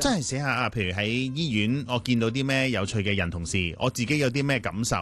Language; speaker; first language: Cantonese; native; Cantonese